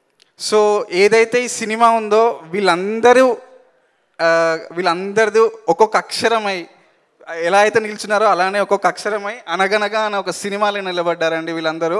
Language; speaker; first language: Telugu; native; Telugu